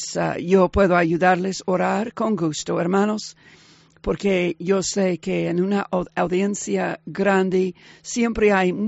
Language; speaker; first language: Spanish; non-native, fluent; English